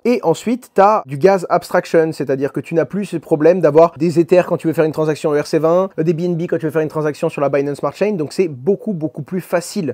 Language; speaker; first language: French; native; French